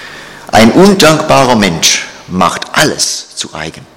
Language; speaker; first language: German; non-native, fluent; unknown